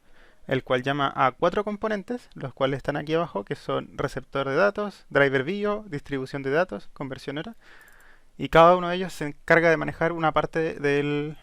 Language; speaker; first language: Spanish; native; Spanish